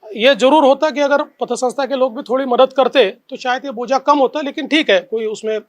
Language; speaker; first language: Hindi; non-native, local second language; Marathi